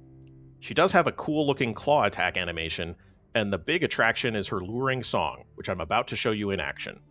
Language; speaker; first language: English; native; English